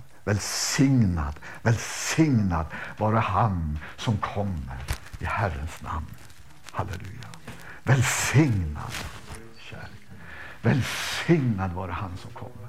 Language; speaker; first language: Swedish; native; Swedish